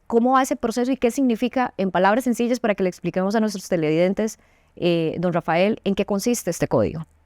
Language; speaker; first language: Spanish; native; Spanish